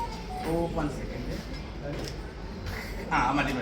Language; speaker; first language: Malayalam; non-native, local second language; Assamese